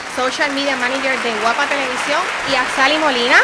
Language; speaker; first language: Spanish; native; Spanish